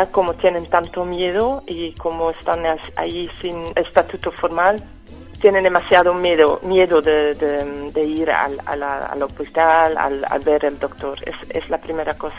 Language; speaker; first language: Spanish; non-native, fluent; French